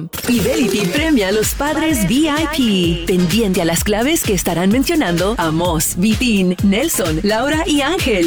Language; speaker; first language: Spanish; native; Spanish